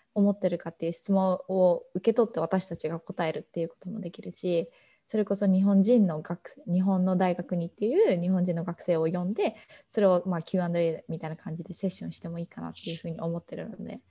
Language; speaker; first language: Japanese; native; Japanese